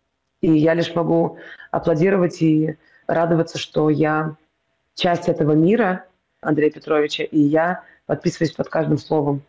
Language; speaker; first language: Russian; native; Russian